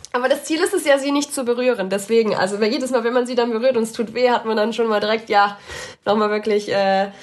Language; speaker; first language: German; native; German